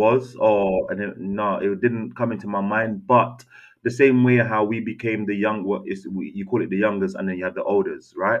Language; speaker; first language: English; native; English